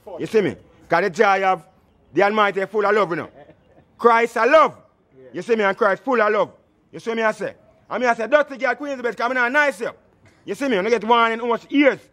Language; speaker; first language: English; native; English